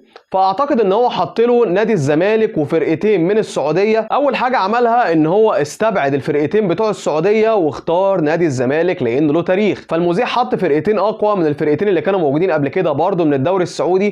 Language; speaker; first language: Arabic; native; Arabic